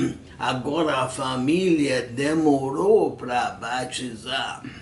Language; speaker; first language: Portuguese; non-native, fluent; English